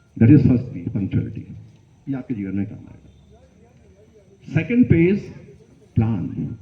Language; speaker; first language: Hindi; non-native, local second language; Bangla